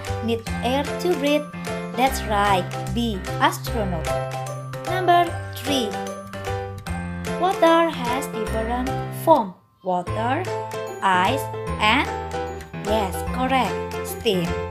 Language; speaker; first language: English; non-native, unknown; Indonesian